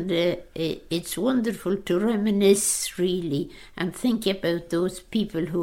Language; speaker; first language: English; non-native, local second language; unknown